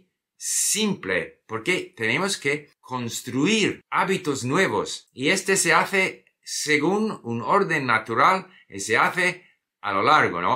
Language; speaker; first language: Spanish; non-native, fluent; English